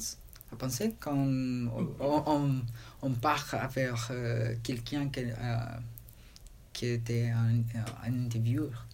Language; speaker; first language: French; non-native, learner; Spanish